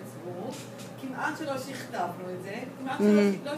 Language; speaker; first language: Hebrew; native; Hebrew